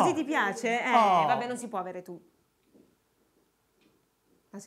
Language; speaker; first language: Italian; native; Italian